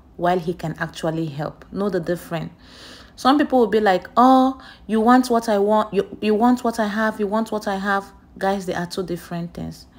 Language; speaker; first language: English; non-native, local second language; Igbo